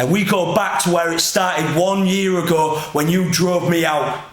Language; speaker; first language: English; native; English